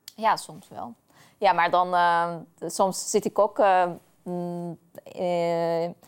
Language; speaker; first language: Dutch; non-native, fluent; Persian